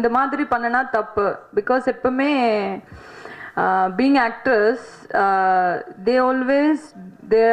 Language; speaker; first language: Tamil; non-native, learner; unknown